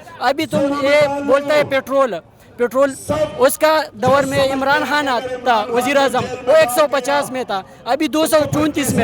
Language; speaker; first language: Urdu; non-native, local second language; Pashto